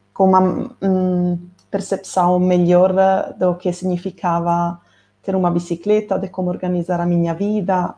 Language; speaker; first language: Portuguese; non-native, fluent; Italian